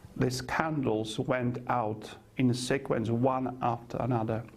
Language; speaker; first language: English; non-native, fluent; Polish